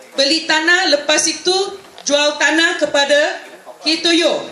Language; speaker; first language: Malay; non-native, local second language; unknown